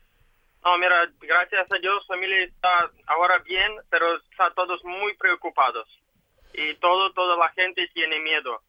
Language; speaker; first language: Spanish; non-native, learner; Ukrainian